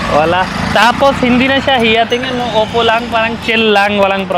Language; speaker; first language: Filipino; non-native, learner; Punjabi